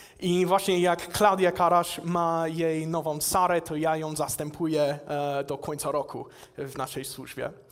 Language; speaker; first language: Polish; non-native, fluent; English